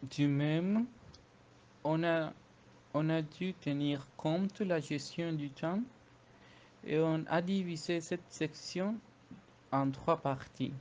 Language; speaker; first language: French; non-native, fluent; Spanish